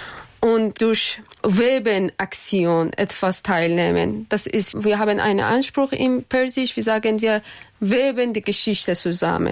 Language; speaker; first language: German; non-native, learner; Persian